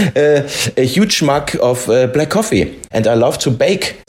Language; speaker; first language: English; non-native, fluent; German